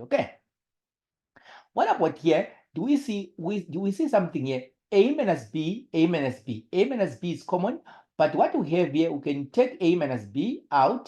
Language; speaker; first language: English; non-native, local second language; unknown